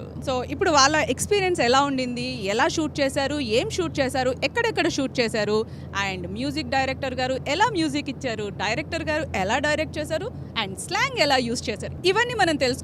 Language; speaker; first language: Telugu; native; Telugu